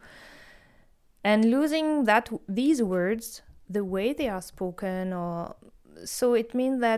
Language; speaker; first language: English; non-native, fluent; French